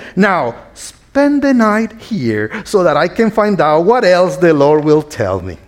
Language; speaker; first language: English; non-native, fluent; Spanish